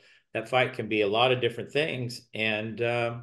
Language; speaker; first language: English; native; English